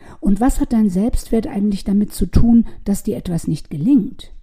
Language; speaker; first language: German; native; German